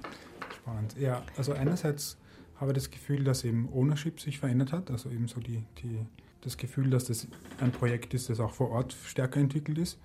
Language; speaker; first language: German; native; German